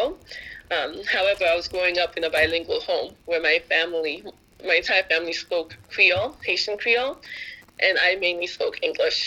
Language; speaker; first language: English; native; English